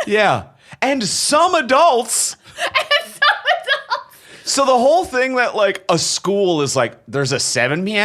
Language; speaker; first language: English; native; English